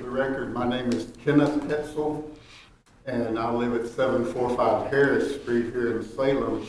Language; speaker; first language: English; native; English